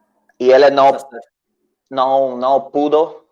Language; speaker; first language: Portuguese; non-native, learner; Spanish